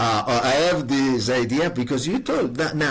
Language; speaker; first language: English; non-native, learner; Italian